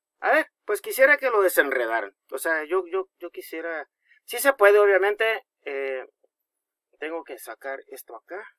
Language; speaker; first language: Spanish; native; Spanish